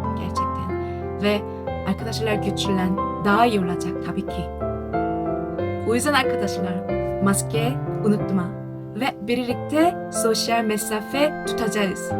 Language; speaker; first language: Turkish; non-native, learner; Korean